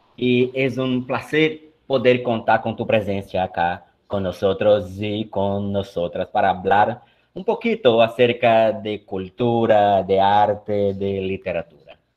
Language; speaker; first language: Spanish; non-native, fluent; Portuguese